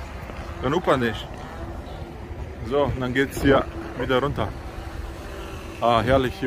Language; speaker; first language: German; early bilingual, other home language; Bosnian